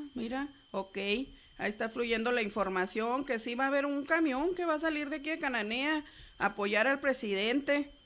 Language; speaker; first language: Spanish; native; Spanish